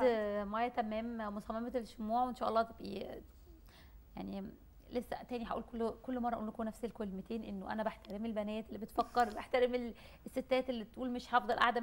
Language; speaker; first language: Arabic; native; Arabic